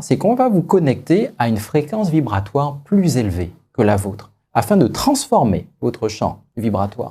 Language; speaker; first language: French; native; French